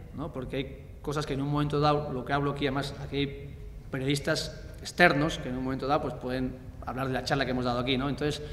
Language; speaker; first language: Spanish; native; Spanish